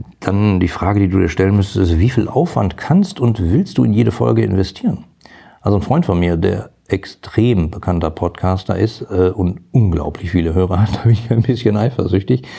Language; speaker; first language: German; native; German